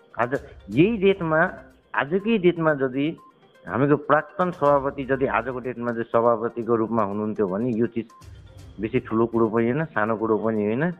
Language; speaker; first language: Nepali; native; Nepali